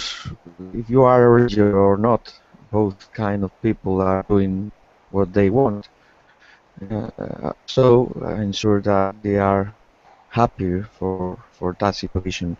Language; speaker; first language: English; non-native, learner; Spanish